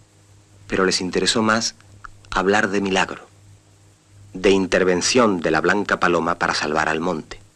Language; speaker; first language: Spanish; native; Spanish